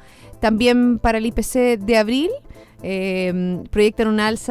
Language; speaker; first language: Spanish; native; Spanish